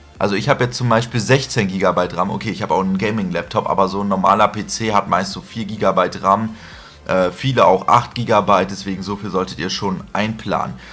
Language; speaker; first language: German; native; German